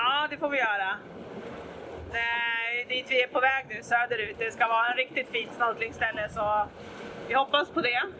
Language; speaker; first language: Swedish; native; Swedish